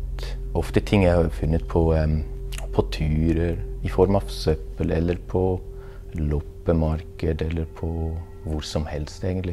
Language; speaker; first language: Norwegian; non-native, fluent; German